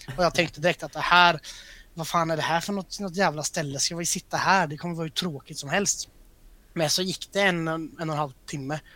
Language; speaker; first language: Swedish; native; Swedish